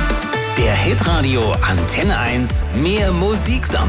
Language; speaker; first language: German; native; German